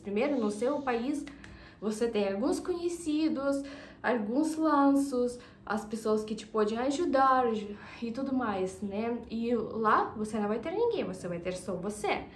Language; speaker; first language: Portuguese; non-native, fluent; Russian